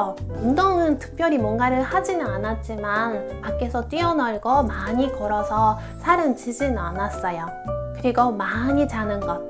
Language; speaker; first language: Korean; non-native, fluent; Japanese